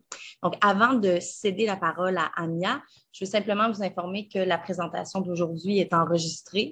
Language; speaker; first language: French; native; French